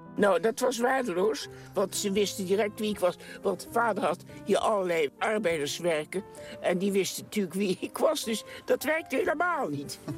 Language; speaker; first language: Dutch; native; Dutch